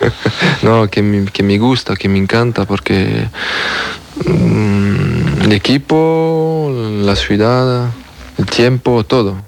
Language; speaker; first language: Spanish; non-native, learner; French